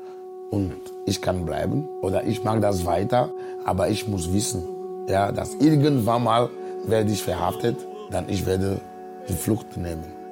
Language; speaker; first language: German; non-native, fluent; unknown